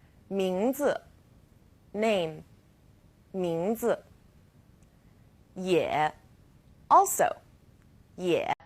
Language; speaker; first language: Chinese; non-native, fluent; English